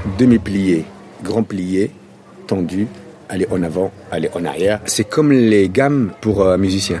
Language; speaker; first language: French; non-native, local second language; Arabic